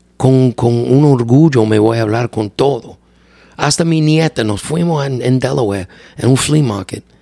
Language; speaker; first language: Spanish; non-native, learner; English